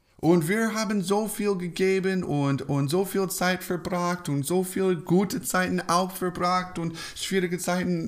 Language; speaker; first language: German; non-native, fluent; English